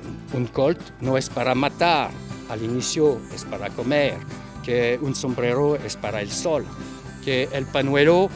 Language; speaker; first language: Spanish; non-native, learner; French